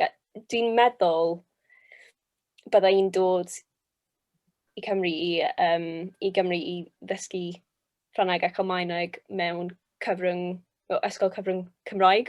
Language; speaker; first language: Welsh; non-native, local second language; English